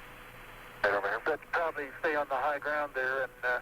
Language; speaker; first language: English; native; English